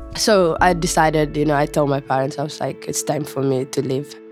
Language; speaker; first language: English; non-native, fluent; Somali